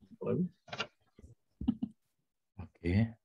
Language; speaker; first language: English; non-native, learner; Mongolian